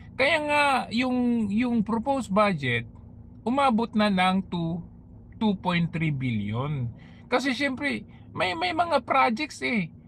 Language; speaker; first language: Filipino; native; Filipino